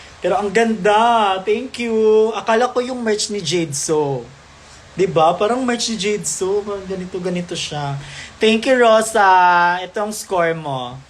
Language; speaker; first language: Filipino; non-native, local second language; Cebuano